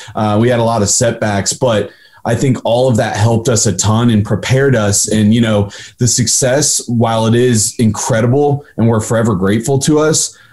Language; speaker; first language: English; native; English